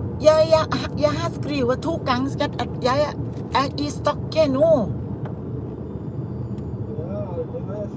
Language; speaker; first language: Danish; non-native, learner; Thai